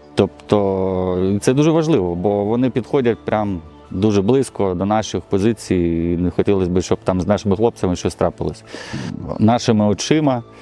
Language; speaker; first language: Ukrainian; non-native, local second language; Russian